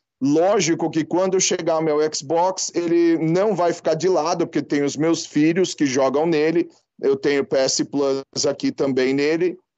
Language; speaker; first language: Portuguese; native; Portuguese